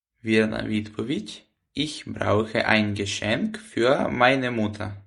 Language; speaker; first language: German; non-native, fluent; Ukrainian